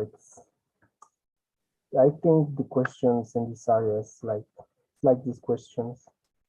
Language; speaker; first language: English; non-native, learner; Spanish